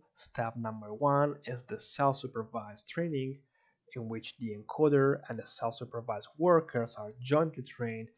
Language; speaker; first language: English; non-native, fluent; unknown